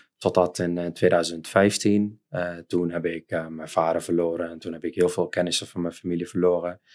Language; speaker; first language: Dutch; non-native, fluent; Arabic